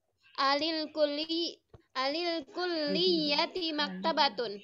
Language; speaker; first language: Arabic; non-native, learner; Indonesian